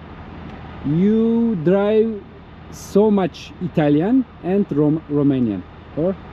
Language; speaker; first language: English; non-native, learner; Turkish